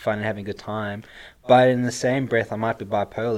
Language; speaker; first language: English; native; English